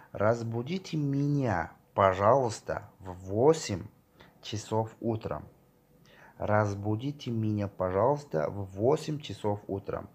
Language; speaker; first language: Russian; non-native, local second language; Tajik